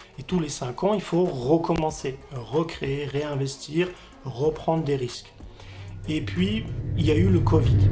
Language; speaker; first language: French; non-native, fluent; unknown